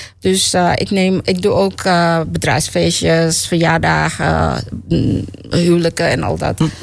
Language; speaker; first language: Dutch; native; Dutch